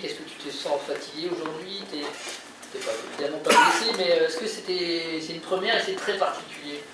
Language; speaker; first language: French; native; French